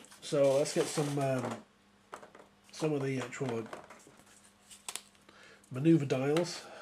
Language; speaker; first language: English; native; English